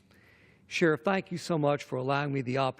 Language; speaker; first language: English; native; English